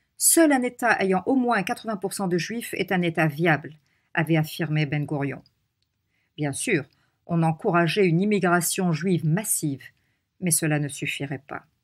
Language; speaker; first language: French; non-native, local second language; Arabic